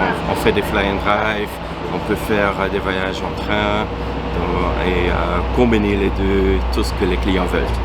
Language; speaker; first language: French; non-native, fluent; Swedish